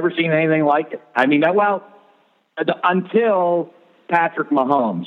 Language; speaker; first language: English; native; English